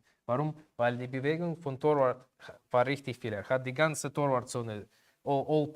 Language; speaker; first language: German; non-native, learner; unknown